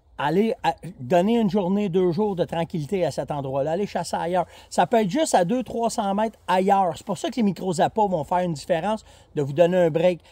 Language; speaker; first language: French; native; French